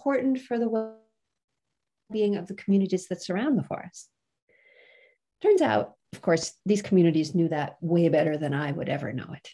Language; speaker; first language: English; native; English